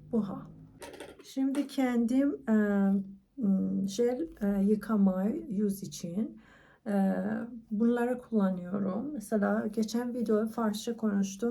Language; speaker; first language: Turkish; non-native, learner; Persian